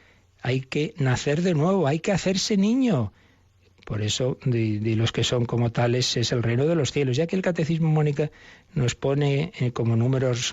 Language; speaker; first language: Spanish; native; Spanish